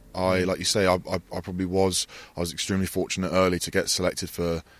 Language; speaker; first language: English; native; English